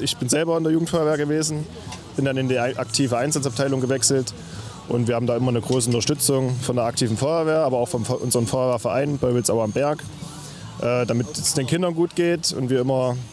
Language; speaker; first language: German; native; German